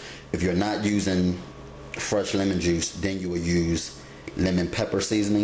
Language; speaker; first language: English; native; English